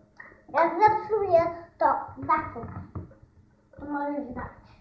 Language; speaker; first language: Polish; early bilingual, heritage; Polish